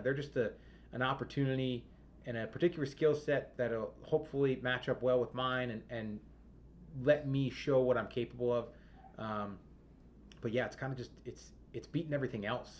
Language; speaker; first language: English; native; English